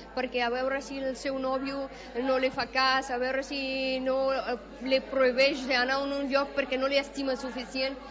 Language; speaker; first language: Catalan; non-native, fluent; Persian